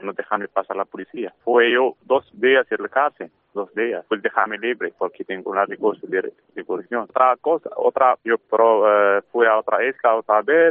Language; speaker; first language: Spanish; non-native, learner; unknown